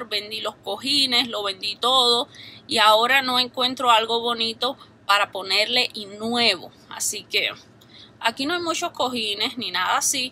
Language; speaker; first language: Spanish; native; Spanish